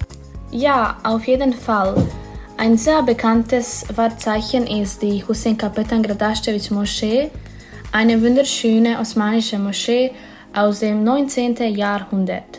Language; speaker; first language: German; non-native, learner; Bosnian